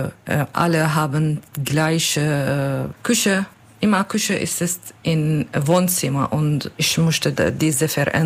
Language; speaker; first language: German; non-native, fluent; Kurdish